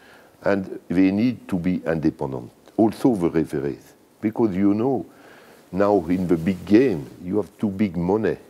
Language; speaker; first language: English; non-native, learner; French